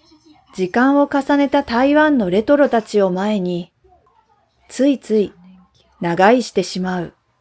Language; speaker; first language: Japanese; native; Japanese